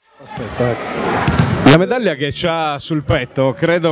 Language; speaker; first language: Italian; native; Italian